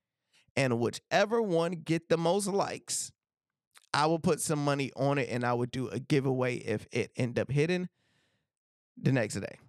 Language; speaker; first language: English; native; English